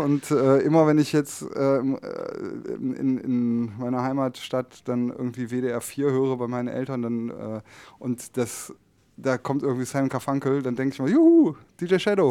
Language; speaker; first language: German; native; German